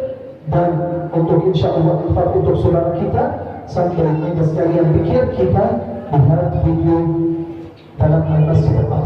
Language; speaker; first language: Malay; non-native, fluent; Arabic